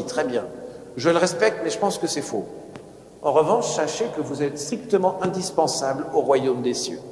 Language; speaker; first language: French; native; French